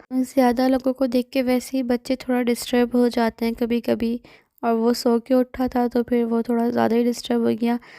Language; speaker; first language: Urdu; native; Urdu